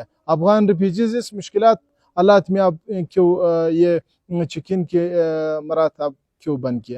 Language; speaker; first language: Hindi; non-native, fluent; Pashto